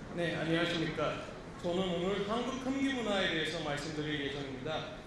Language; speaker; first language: Korean; non-native, fluent; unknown